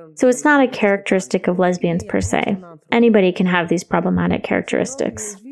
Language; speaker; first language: English; non-native, fluent; Greek